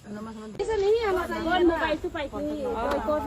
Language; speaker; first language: Hindi; non-native, local second language; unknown